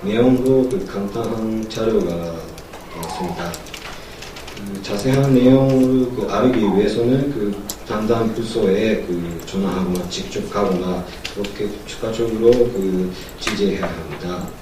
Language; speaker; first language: Korean; non-native, learner; Japanese